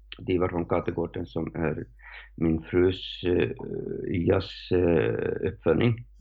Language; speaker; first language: Swedish; non-native, fluent; Icelandic